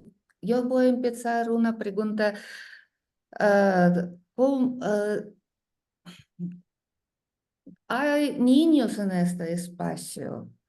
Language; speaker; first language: Spanish; non-native, learner; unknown